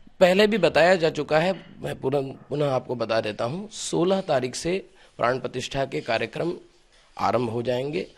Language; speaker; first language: Hindi; native; Hindi